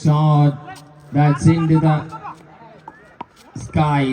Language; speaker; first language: English; non-native, local second language; Malayalam